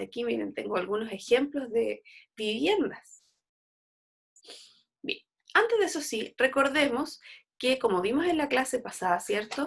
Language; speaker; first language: Spanish; native; Spanish